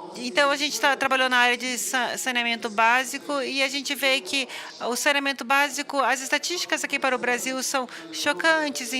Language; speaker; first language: Portuguese; non-native, fluent; English